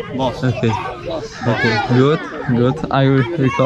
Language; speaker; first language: English; non-native, learner; Polish